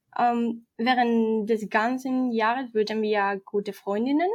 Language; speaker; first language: German; non-native, fluent; Spanish